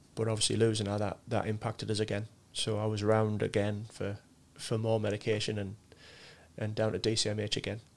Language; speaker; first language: English; native; English